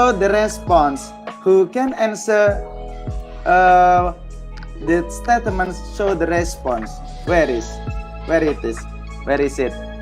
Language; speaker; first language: English; non-native, fluent; Indonesian